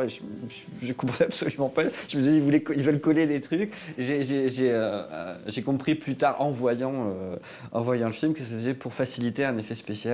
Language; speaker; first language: French; native; French